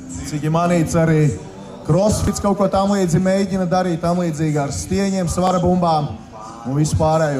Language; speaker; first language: Latvian; non-native, local second language; Russian